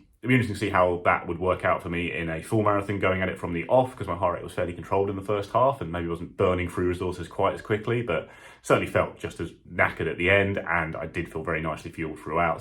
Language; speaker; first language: English; native; English